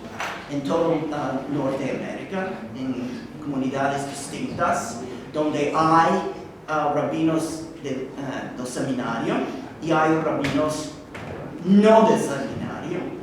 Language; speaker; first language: Spanish; non-native, fluent; English